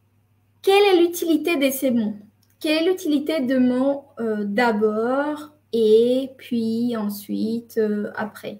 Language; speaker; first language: French; non-native, fluent; Spanish